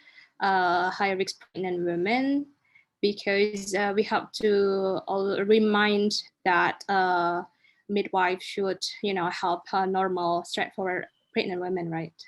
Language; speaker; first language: English; non-native, local second language; Indonesian